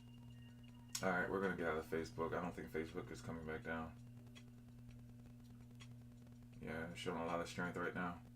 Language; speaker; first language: English; native; English